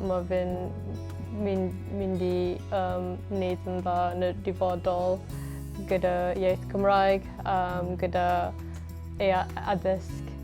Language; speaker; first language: Welsh; non-native, learner; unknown